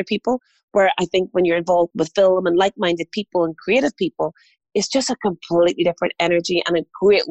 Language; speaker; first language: English; native; English